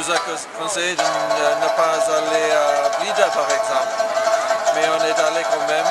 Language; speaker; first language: French; non-native, fluent; English